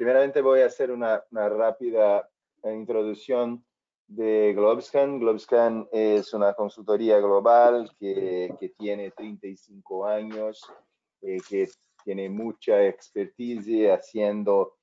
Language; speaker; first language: Spanish; non-native, fluent; Portuguese